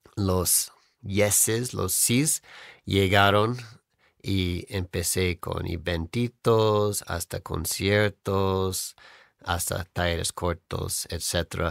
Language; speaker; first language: Spanish; non-native, fluent; English